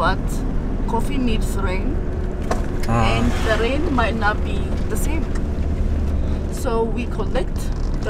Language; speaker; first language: English; non-native, fluent; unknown